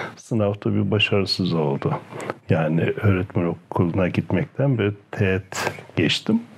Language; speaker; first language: Turkish; native; Turkish